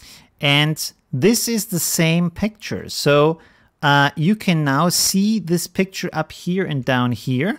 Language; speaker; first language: English; non-native, fluent; German